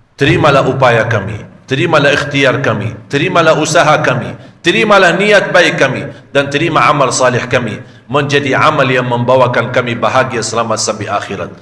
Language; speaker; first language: Malay; non-native, fluent; Arabic